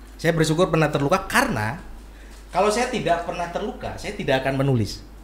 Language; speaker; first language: Indonesian; non-native, local second language; Sundanese